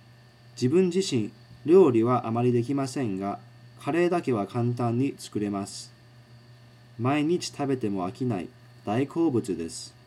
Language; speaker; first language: Japanese; early bilingual, heritage; Japanese